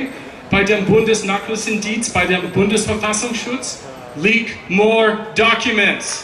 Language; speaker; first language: German; non-native, learner; English